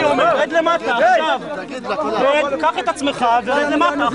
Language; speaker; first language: Hebrew; native; Hebrew